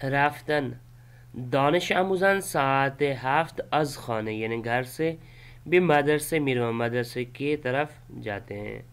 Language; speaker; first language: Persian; non-native, fluent; Urdu